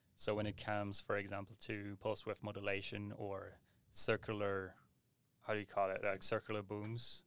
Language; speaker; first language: English; non-native, fluent; German